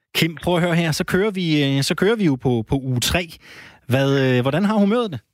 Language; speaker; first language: Danish; native; Danish